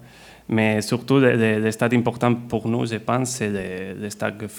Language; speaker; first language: French; non-native, fluent; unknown